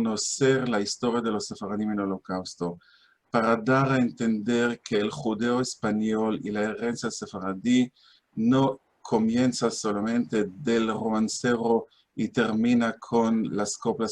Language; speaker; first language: Spanish; non-native, fluent; Hebrew